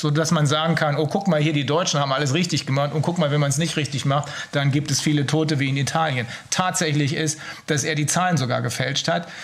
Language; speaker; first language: German; native; German